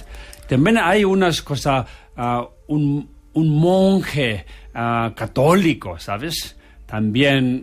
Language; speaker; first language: Spanish; non-native, learner; Tibetan